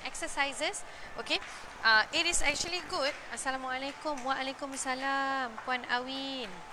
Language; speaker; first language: English; non-native, local second language; Malay